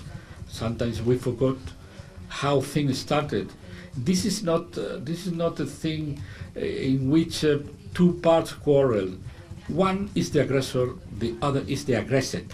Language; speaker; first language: English; non-native, fluent; Spanish